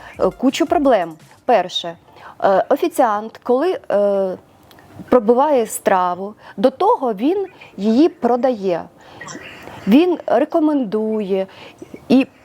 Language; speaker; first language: Ukrainian; native; Ukrainian